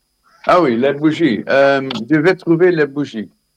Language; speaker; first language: French; non-native, learner; Dutch